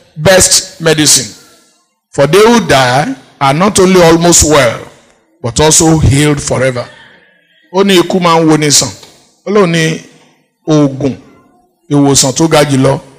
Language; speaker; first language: English; non-native, local second language; Yoruba